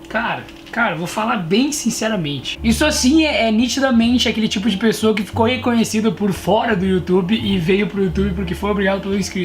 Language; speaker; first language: Portuguese; native; Portuguese